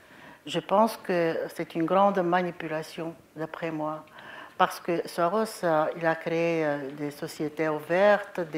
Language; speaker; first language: French; non-native, fluent; Bulgarian